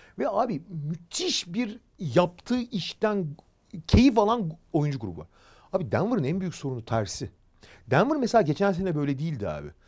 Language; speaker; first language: Turkish; native; Turkish